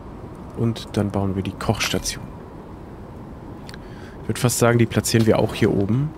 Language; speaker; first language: German; native; German